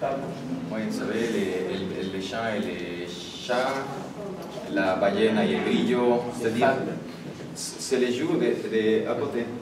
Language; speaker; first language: French; non-native, fluent; Spanish